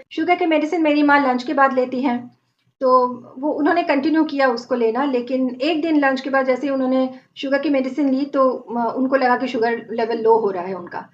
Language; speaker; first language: Hindi; non-native, local second language; Bangla